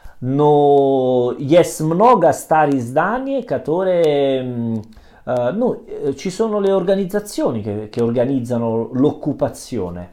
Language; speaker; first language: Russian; non-native, learner; Italian